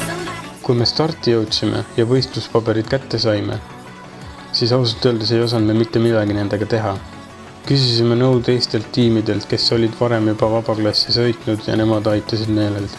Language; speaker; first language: Estonian; native; Estonian